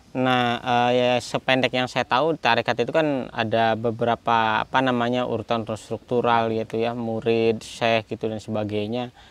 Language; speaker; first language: Indonesian; non-native, local second language; Sundanese